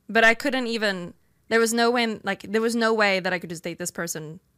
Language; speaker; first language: English; non-native, fluent; Swedish